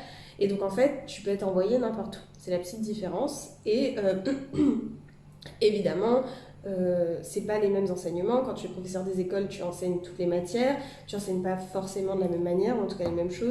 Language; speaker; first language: French; native; French